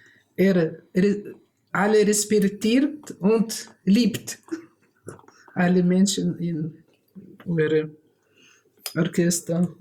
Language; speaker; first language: German; non-native, learner; Russian